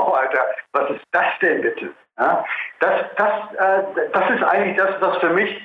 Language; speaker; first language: German; native; German